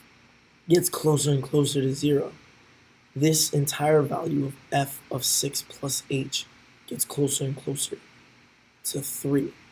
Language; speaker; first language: English; native; English